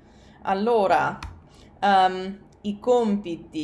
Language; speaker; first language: Italian; non-native, fluent; English